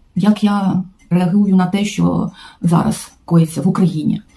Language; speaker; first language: Ukrainian; non-native, local second language; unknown